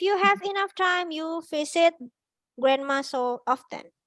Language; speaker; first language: English; non-native, fluent; Indonesian